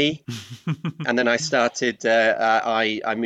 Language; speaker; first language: English; native; English